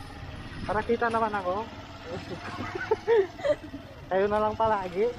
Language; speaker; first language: Filipino; non-native, local second language; Iloko